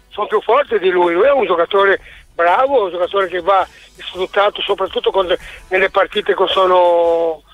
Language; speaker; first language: Italian; non-native, fluent; Portuguese